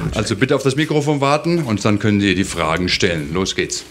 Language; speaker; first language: German; native; German